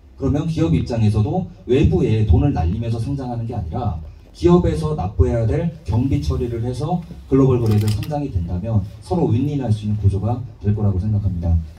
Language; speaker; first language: Korean; native; Korean